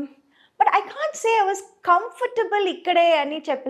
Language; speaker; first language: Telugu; non-native, local second language; Tamil